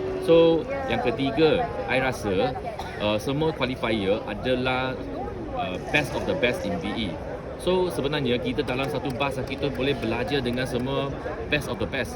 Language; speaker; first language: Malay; non-native, local second language; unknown